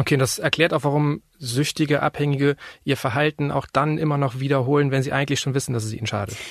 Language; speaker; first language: German; native; German